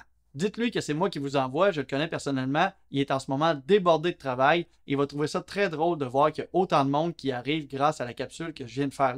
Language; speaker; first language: French; native; French